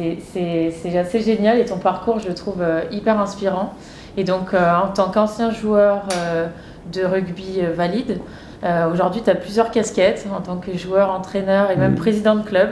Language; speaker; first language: French; native; French